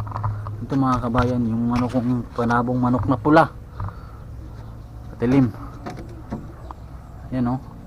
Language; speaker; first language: Filipino; non-native, local second language; Cebuano